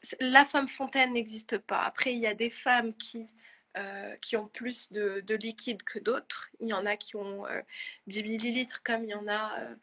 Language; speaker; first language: French; non-native, local second language; Arabic